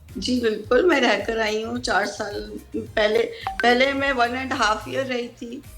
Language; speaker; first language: Urdu; native; Urdu